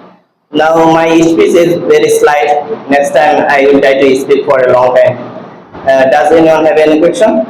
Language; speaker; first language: English; non-native, learner; Bangla